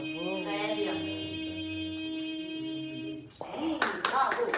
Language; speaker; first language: French; native; French